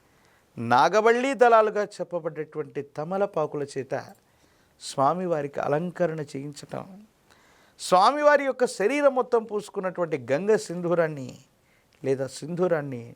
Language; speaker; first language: Telugu; native; Telugu